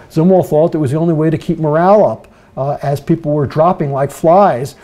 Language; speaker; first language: English; native; English